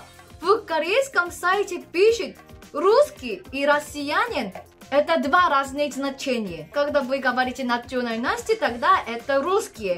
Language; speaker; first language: Russian; non-native, learner; Korean